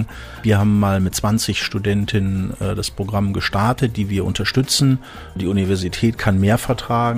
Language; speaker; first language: German; native; German